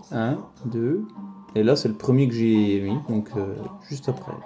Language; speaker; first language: French; native; French